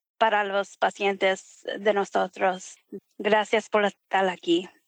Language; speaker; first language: Spanish; early bilingual, heritage; Spanish